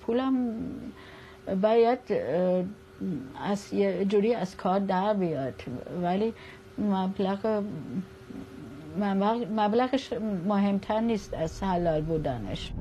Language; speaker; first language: Persian; non-native, fluent; German